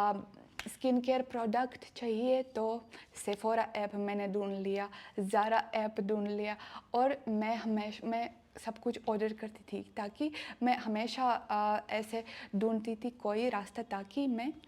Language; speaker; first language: Hindi; non-native, learner; Russian